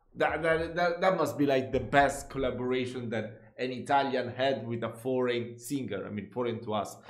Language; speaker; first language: English; non-native, fluent; Italian